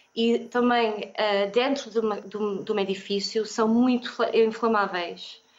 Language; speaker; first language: Portuguese; non-native, fluent; English